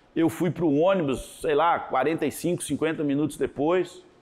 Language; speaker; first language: Portuguese; native; Portuguese